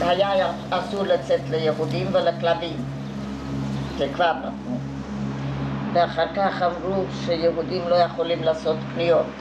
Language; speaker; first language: Hebrew; non-native, fluent; Hungarian